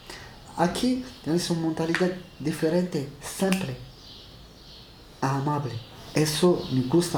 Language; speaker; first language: Spanish; non-native, learner; Arabic